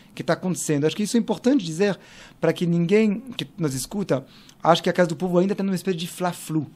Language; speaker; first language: Portuguese; non-native, fluent; French